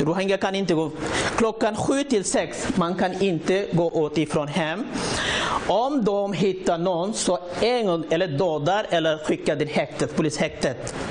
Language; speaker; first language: Swedish; non-native, learner; Rohingya